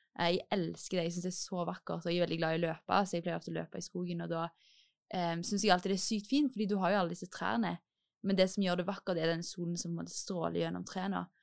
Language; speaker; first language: Norwegian; native; Norwegian